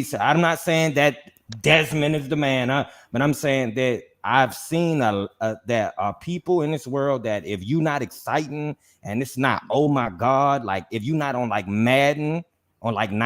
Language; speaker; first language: English; native; English